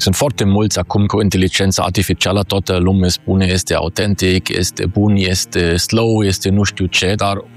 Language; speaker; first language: Romanian; non-native, fluent; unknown